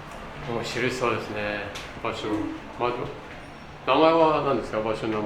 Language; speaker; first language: Japanese; non-native, learner; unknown